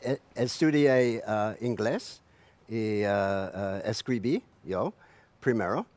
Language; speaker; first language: Spanish; non-native, learner; English